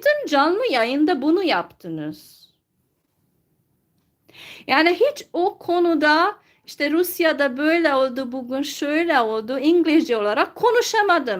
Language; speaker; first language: Turkish; non-native, fluent; Hungarian